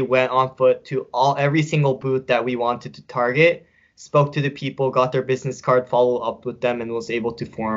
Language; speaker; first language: English; native; English